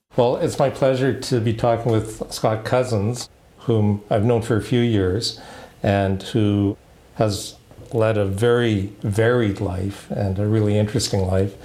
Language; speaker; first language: English; native; English